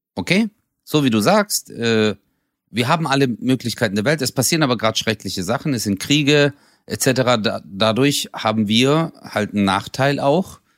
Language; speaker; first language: German; early bilingual, other home language; Turkish